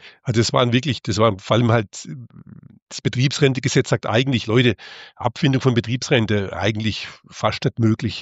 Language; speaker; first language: German; native; German